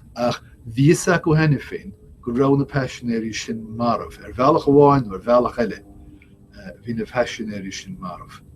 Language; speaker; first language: Irish; native; Irish